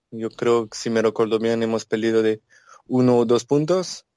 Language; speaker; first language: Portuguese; non-native, learner; French